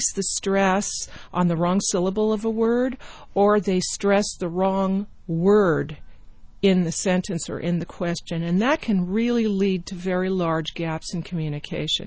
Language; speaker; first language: English; native; English